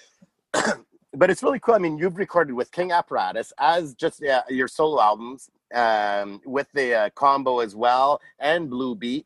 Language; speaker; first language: English; native; English